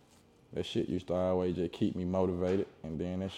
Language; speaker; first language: English; native; English